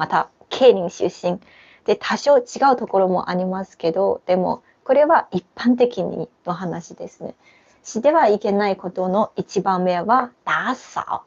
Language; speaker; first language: Japanese; non-native, fluent; Chinese